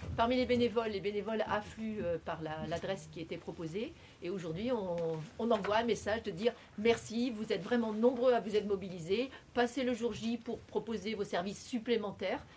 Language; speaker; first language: French; native; French